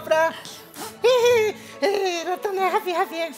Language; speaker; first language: Spanish; non-native, learner; Japanese